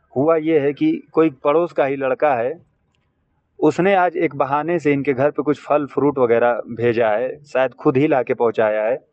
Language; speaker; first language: Hindi; native; Hindi